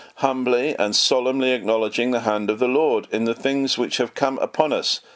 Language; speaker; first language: English; native; English